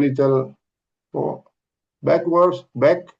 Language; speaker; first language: English; non-native, learner; Italian